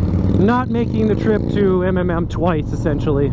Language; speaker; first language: English; native; English